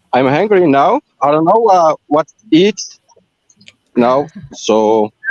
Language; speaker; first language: English; non-native, learner; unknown